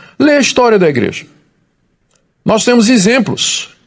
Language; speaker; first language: Portuguese; native; Portuguese